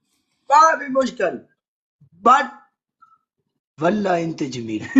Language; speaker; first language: Arabic; non-native, learner; Punjabi